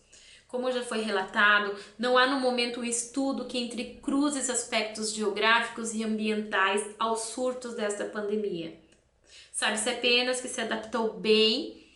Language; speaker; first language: Portuguese; native; Portuguese